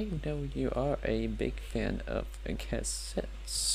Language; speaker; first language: English; non-native, fluent; Norwegian